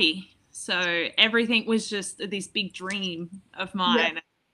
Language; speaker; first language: English; native; English